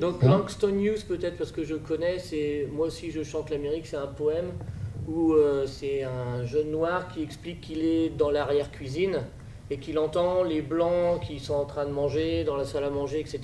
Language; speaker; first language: French; native; French